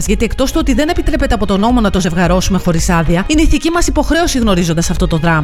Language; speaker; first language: Greek; native; Greek